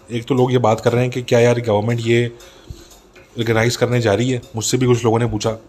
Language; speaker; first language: Urdu; native; Urdu